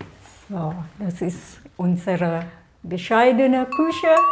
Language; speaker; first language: German; non-native, fluent; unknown